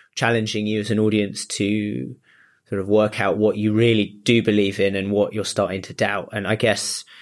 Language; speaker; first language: English; early bilingual, other home language; Japanese